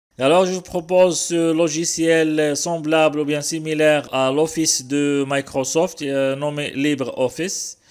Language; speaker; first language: French; non-native, local second language; Arabic